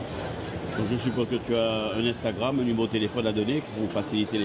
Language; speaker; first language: French; native; French